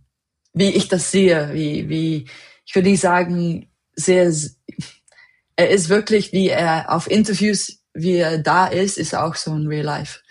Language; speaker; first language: German; non-native, fluent; Dutch